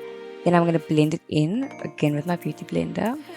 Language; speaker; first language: English; native; English